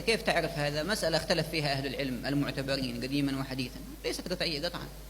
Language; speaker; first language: Arabic; native; Arabic